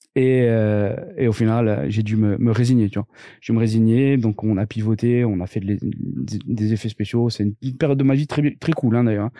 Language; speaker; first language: French; native; French